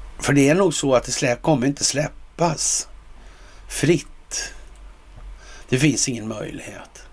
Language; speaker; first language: Swedish; native; Swedish